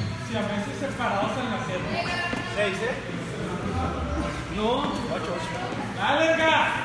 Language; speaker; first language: Spanish; native; Spanish